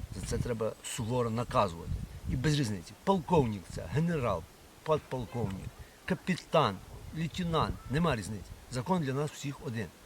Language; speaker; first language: Ukrainian; native; Ukrainian